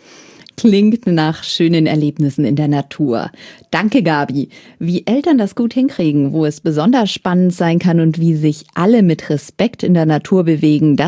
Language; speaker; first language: German; native; German